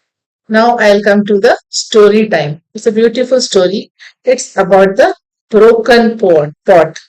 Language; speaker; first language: English; non-native, local second language; Hindi